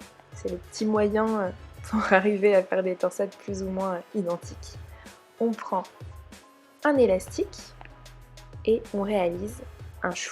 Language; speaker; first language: French; native; French